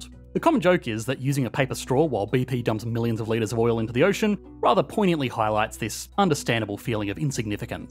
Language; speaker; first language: English; native; English